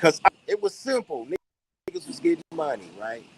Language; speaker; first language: English; native; English